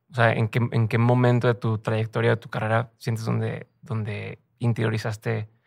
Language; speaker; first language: Spanish; native; Spanish